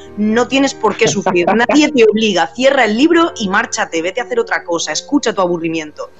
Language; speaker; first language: Spanish; native; Spanish